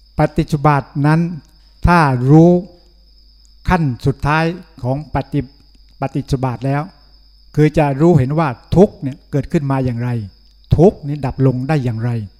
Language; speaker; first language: Thai; native; Thai